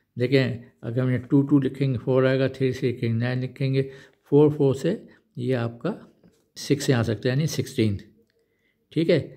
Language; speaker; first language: Urdu; non-native, local second language; Punjabi